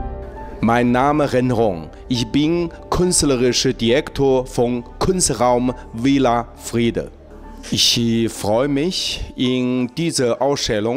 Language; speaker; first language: German; non-native, learner; Chinese